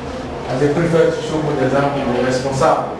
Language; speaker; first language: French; non-native, learner; Igbo